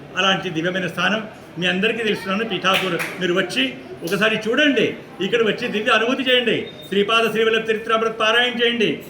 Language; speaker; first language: Telugu; non-native, fluent; Marathi